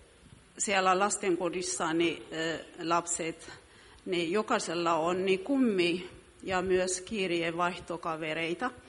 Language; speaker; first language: Finnish; non-native, fluent; Amharic